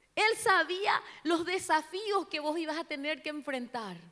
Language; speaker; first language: Spanish; non-native, local second language; Portuguese